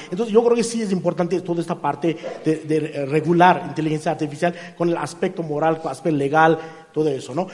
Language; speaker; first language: Spanish; non-native, fluent; Marathi